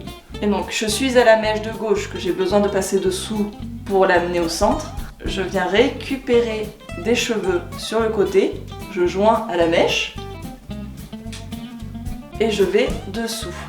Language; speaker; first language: French; native; French